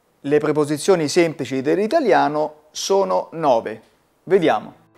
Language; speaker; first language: Italian; native; Italian